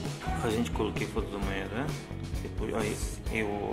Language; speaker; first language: Portuguese; non-native, learner; Turkish